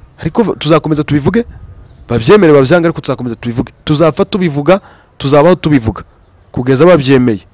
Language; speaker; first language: Kinyarwanda; native; Kinyarwanda